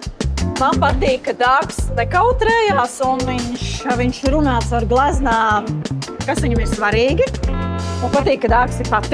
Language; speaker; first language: Latvian; native; Latvian